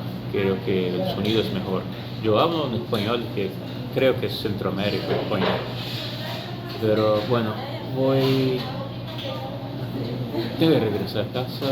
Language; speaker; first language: Spanish; non-native, fluent; Portuguese